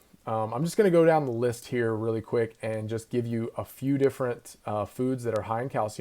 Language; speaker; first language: English; native; English